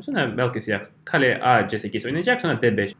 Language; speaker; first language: Turkish; non-native, fluent; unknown